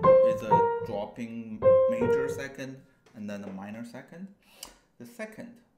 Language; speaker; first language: English; non-native, fluent; Chinese